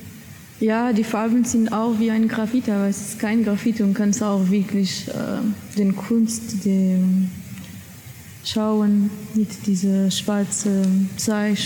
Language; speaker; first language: German; non-native, learner; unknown